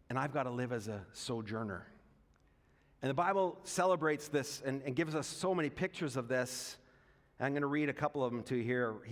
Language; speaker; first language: English; native; English